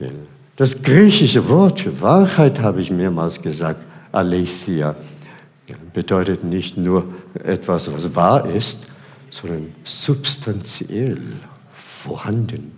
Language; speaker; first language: German; non-native, fluent; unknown